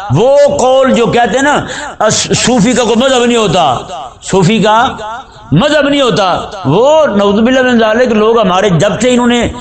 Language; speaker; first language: Urdu; native; Urdu